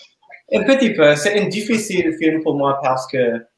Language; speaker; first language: French; non-native, learner; English